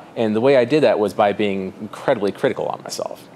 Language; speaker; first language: English; native; English